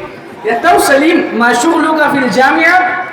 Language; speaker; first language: Arabic; non-native, learner; Urdu